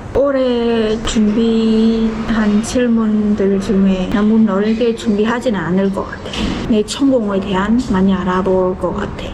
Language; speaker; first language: Korean; non-native, fluent; Khmer